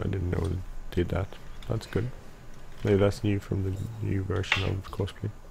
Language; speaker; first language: English; non-native, fluent; Swedish